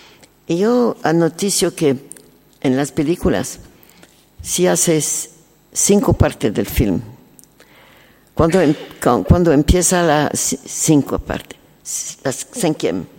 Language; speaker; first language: Spanish; non-native, learner; French